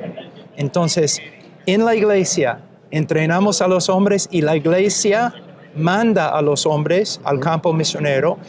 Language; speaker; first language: Spanish; non-native, fluent; English